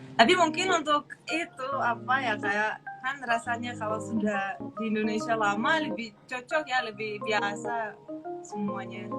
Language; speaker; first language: Indonesian; non-native, fluent; Russian